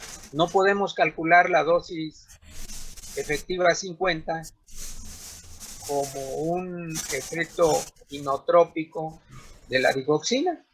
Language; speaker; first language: Spanish; native; Spanish